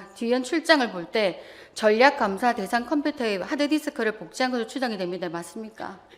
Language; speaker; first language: Korean; native; Korean